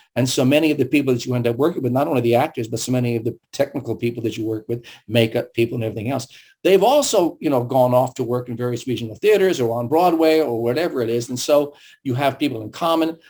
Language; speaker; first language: English; early bilingual, other home language; German